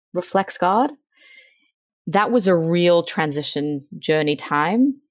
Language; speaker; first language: English; native; English